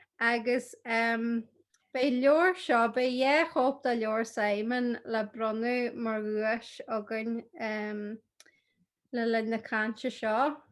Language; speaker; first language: Irish; native; Irish